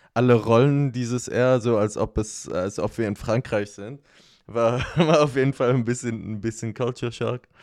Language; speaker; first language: German; non-native, fluent; Arabic